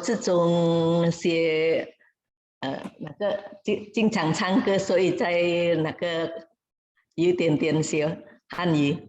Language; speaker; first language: Chinese; non-native, learner; Indonesian